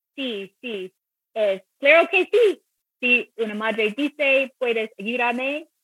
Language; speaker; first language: Spanish; non-native, learner; English